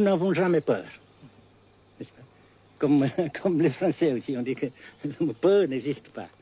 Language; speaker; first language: French; non-native, local second language; Vietnamese